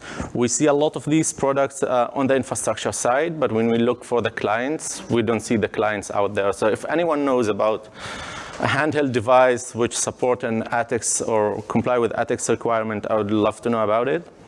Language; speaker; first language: English; non-native, fluent; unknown